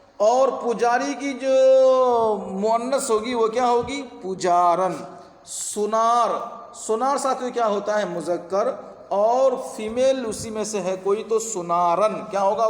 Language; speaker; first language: Urdu; native; Urdu